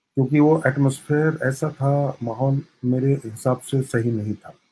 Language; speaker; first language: Hindi; native; Hindi